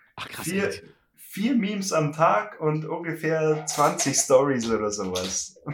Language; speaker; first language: German; native; German